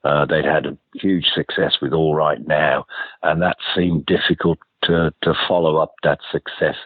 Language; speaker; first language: English; native; English